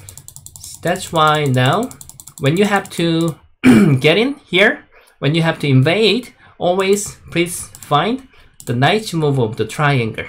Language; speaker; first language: English; non-native, fluent; Korean